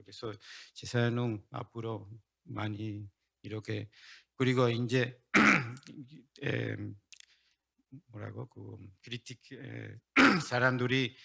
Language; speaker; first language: Korean; non-native, learner; Spanish